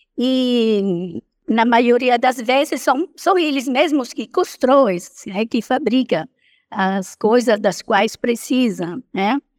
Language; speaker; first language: Portuguese; non-native, fluent; Italian